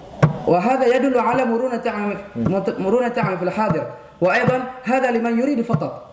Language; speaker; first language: Arabic; non-native, learner; Indonesian